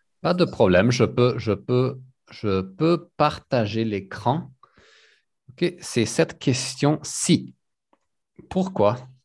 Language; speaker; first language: French; non-native, fluent; English